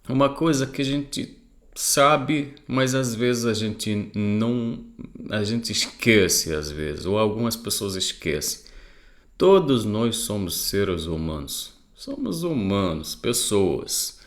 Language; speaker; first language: Portuguese; non-native, fluent; Arabic